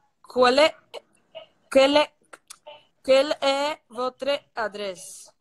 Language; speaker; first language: French; non-native, learner; Portuguese